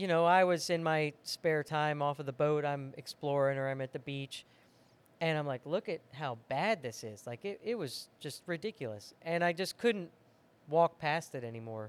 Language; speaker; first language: English; native; English